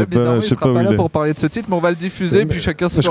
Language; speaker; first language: French; native; French